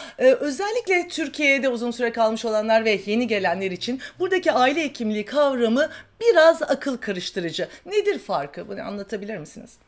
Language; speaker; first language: Turkish; native; Turkish